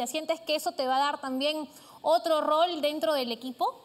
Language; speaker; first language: Spanish; native; Spanish